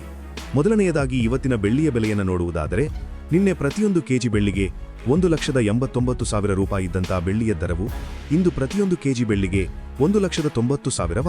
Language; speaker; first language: Kannada; native; Kannada